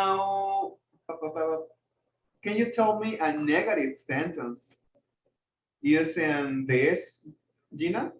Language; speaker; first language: English; non-native, fluent; Spanish